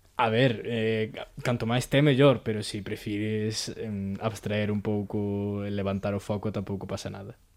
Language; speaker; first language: Galician; non-native, local second language; Spanish